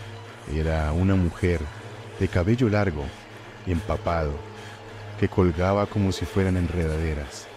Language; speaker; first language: Spanish; native; Spanish